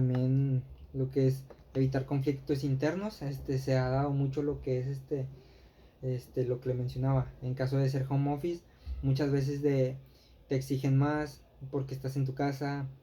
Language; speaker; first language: Spanish; native; Spanish